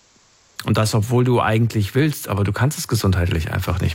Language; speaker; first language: German; native; German